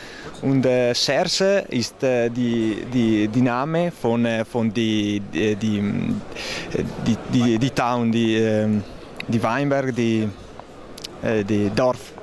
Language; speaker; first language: German; non-native, learner; Italian